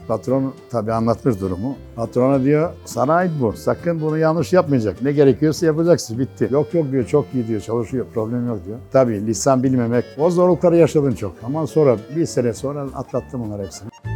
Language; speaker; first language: Turkish; non-native, fluent; Bosnian